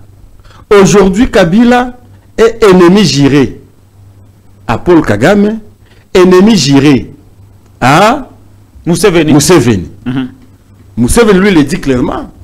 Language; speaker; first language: French; non-native, local second language; Swahili